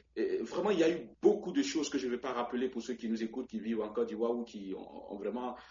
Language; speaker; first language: French; non-native, local second language; Baoulé